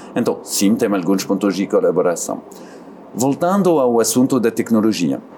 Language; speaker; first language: Portuguese; non-native, fluent; French